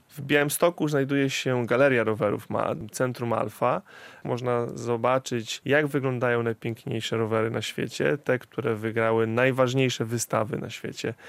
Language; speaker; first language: Polish; native; Polish